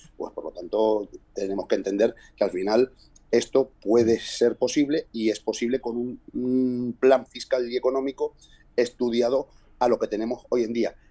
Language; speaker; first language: Spanish; native; Spanish